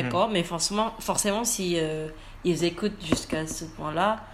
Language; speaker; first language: French; non-native, learner; Indonesian